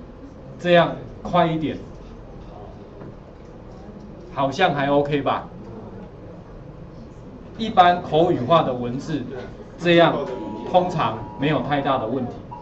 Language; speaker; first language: Chinese; native; Chinese